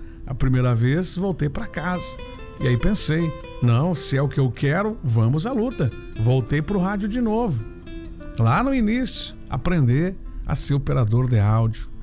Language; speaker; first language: Portuguese; native; Portuguese